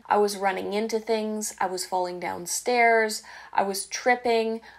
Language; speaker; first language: English; native; English